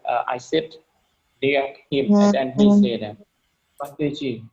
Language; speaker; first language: English; non-native, learner; Lao